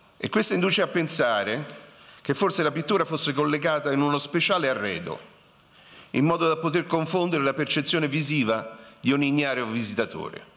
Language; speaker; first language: Italian; native; Italian